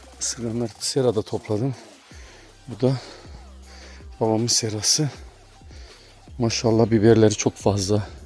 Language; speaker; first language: Turkish; native; Turkish